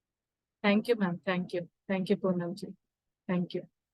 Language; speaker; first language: Hindi; native; Hindi